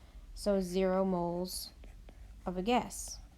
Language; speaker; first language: English; native; English